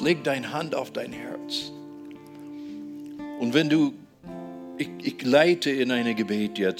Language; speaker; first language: German; non-native, fluent; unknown